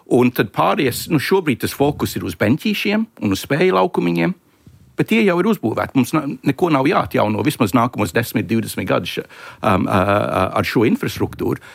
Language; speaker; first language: Latvian; early bilingual, heritage; Latvian